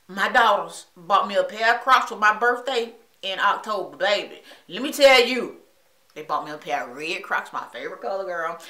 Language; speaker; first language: English; native; English